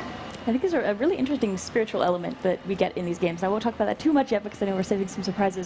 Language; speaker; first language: English; native; English